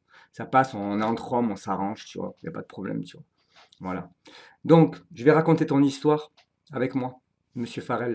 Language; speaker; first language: French; native; French